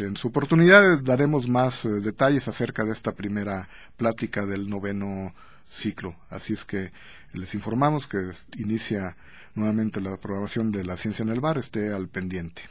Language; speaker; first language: Spanish; native; Spanish